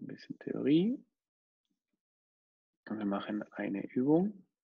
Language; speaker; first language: German; non-native, fluent; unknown